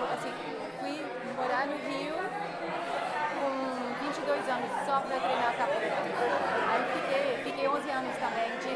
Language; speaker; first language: Portuguese; non-native, fluent; English